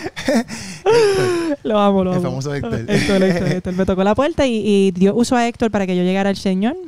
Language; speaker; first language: Spanish; native; Spanish